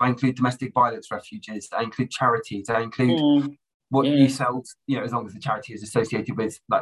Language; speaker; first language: English; native; English